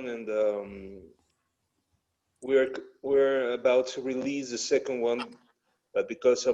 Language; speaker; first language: English; non-native, fluent; Spanish